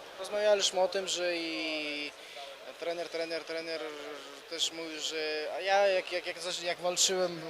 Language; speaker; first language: Polish; non-native, fluent; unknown